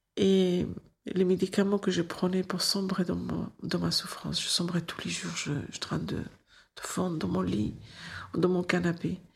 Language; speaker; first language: French; non-native, local second language; Arabic